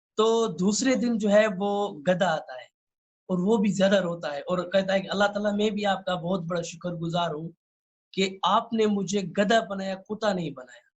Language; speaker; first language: Urdu; non-native, local second language; Sindhi